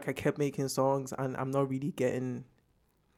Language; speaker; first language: English; non-native, local second language; Yoruba